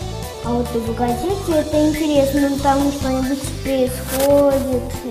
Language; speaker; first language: Russian; native; Russian